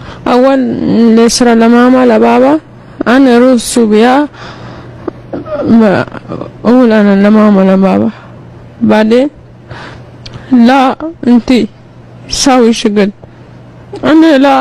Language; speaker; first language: Arabic; non-native, learner; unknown